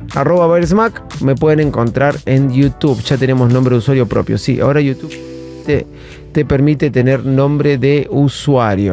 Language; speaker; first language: Spanish; native; Spanish